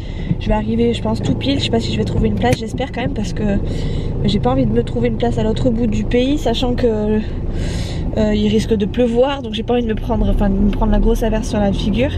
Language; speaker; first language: French; native; French